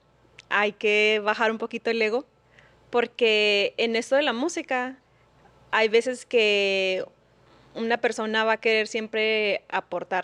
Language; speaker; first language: Spanish; native; Spanish